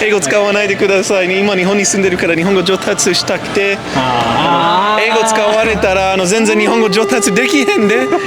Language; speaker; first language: Japanese; non-native, learner; English